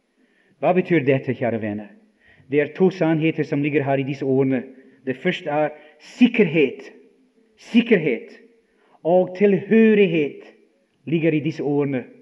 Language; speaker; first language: Norwegian; non-native, fluent; English